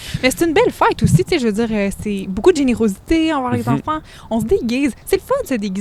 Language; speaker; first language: French; native; French